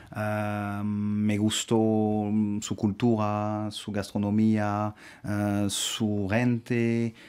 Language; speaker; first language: Spanish; non-native, fluent; French